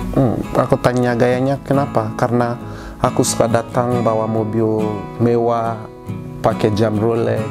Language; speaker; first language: Indonesian; non-native, fluent; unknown